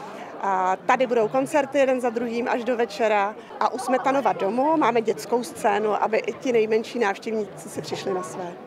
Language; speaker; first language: Czech; native; Czech